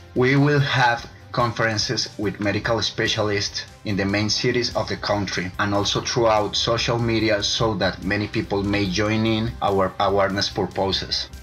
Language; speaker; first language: English; non-native, fluent; Spanish